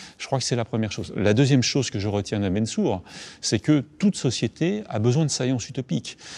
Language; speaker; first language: French; native; French